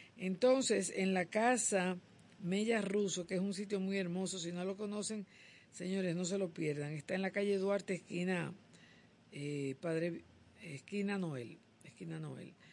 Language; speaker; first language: Spanish; native; Spanish